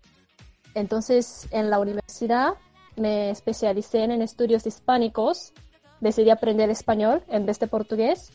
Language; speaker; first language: Spanish; non-native, fluent; Japanese